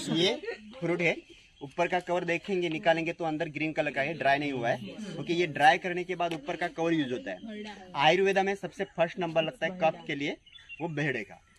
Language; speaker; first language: Hindi; non-native, local second language; Marathi